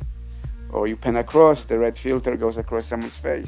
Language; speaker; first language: English; non-native, fluent; Polish